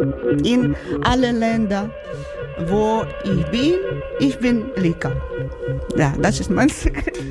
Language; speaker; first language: German; non-native, learner; Ukrainian